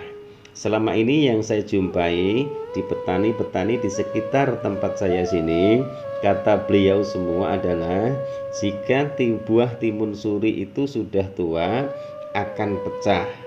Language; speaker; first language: Indonesian; native; Indonesian